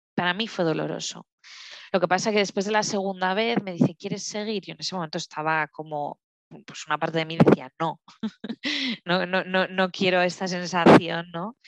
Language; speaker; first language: Spanish; native; Spanish